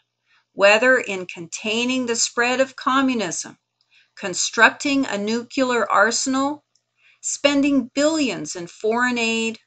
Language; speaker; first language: English; native; English